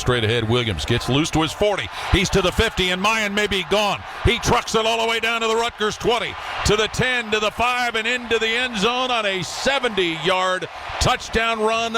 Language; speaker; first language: English; native; English